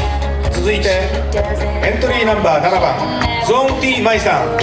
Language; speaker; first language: Japanese; native; Japanese